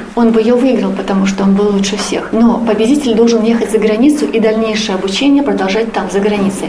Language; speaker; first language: Russian; native; Russian